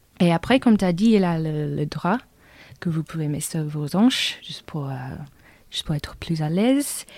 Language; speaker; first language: French; non-native, fluent; English